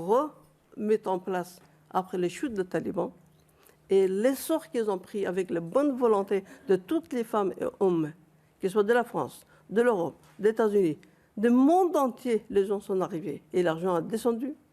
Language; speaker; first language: French; non-native, fluent; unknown